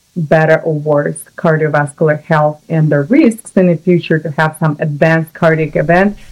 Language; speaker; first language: English; non-native, fluent; Russian